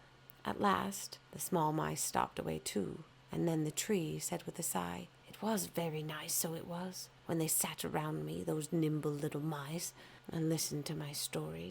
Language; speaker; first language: English; native; English